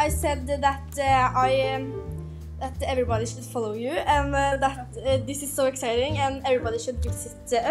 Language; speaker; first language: English; non-native, learner; Norwegian